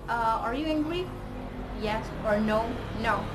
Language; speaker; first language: English; non-native, fluent; Indonesian